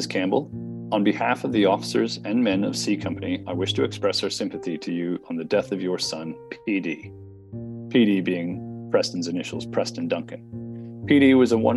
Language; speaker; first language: English; native; English